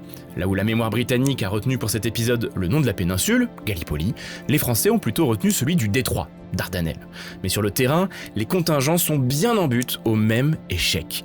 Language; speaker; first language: French; native; French